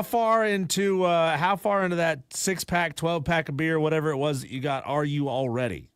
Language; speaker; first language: English; native; English